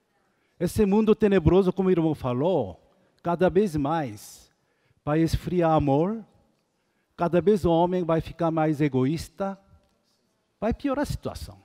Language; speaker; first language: Portuguese; non-native, fluent; Korean